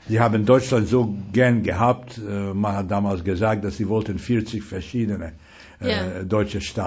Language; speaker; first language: German; non-native, fluent; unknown